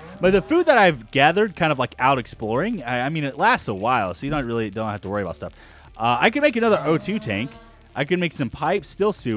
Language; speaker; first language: English; native; English